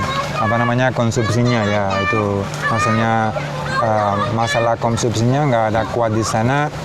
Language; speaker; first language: Indonesian; non-native, fluent; Spanish